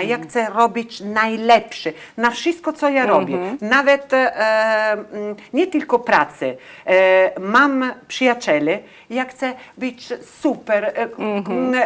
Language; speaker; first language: Polish; non-native, learner; Italian